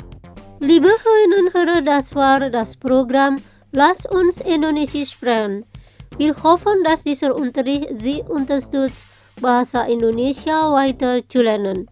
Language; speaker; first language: German; non-native, fluent; Indonesian